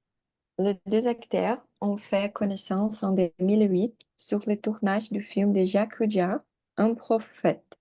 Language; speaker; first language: French; non-native, learner; Portuguese